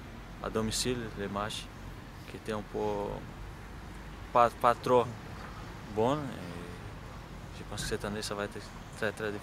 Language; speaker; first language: French; non-native, fluent; Portuguese